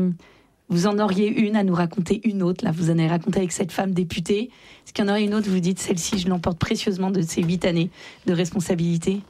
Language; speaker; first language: French; native; French